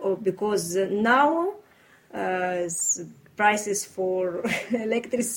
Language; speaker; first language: English; non-native, learner; Ukrainian